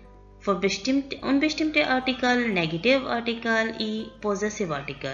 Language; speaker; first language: German; non-native, learner; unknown